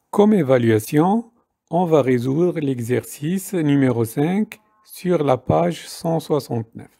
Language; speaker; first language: French; non-native, local second language; Arabic